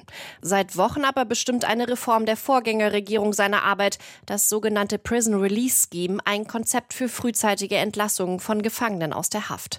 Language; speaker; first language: German; native; German